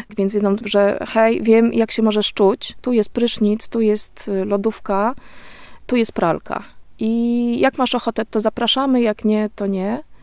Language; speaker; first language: Polish; native; Polish